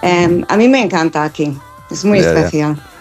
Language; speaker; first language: Spanish; non-native, fluent; English